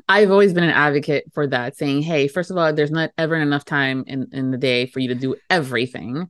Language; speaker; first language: English; native; English